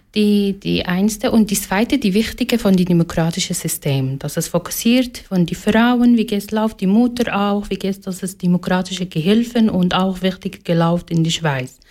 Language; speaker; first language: German; non-native, learner; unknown